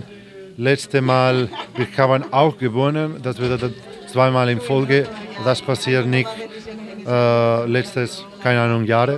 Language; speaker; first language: German; non-native, fluent; Spanish